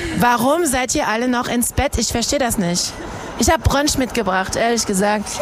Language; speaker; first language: German; non-native, fluent; French